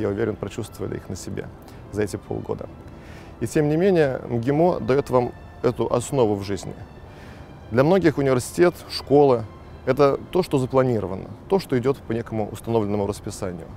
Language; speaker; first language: Russian; native; Russian